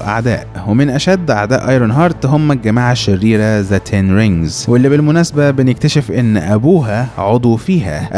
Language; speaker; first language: Arabic; native; Arabic